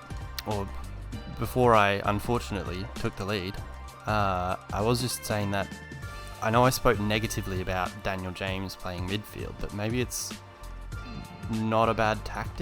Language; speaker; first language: English; native; English